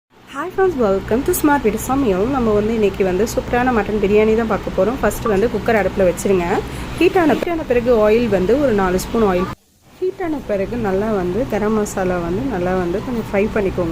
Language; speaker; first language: Tamil; native; Tamil